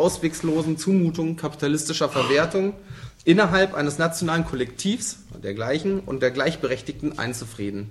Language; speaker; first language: German; native; German